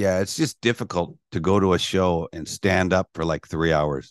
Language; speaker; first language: English; native; English